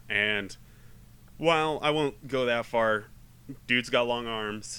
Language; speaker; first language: English; native; English